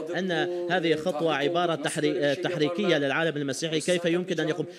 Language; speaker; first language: Arabic; non-native, fluent; Turkish